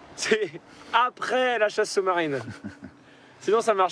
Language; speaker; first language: French; native; French